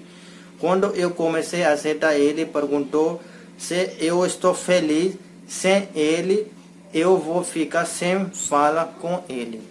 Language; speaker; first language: Portuguese; non-native, learner; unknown